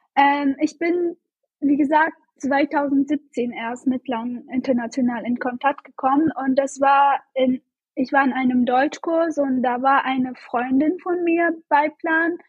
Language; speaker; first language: German; non-native, fluent; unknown